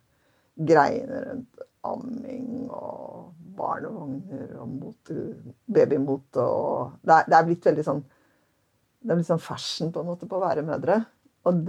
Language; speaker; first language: Norwegian; native; Norwegian